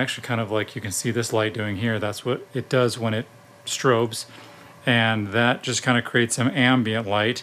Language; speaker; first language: English; native; English